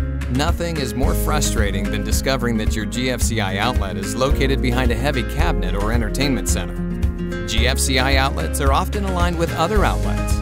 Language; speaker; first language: English; native; English